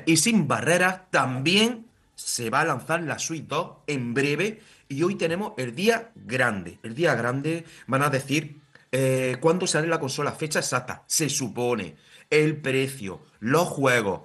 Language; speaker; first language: Spanish; native; Spanish